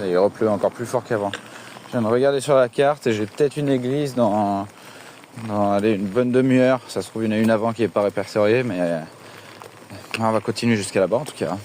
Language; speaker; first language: French; native; French